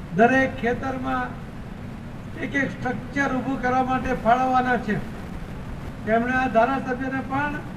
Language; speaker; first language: Gujarati; non-native, local second language; Marathi